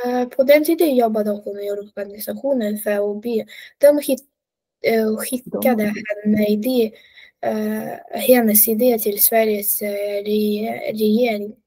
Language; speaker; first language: Swedish; non-native, learner; Russian